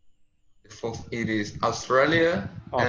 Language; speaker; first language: English; non-native, learner; Portuguese